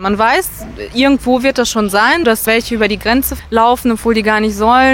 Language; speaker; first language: German; native; German